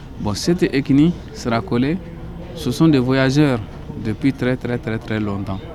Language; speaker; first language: French; non-native, local second language; Soninke